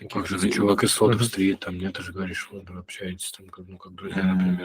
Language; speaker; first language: Russian; native; Russian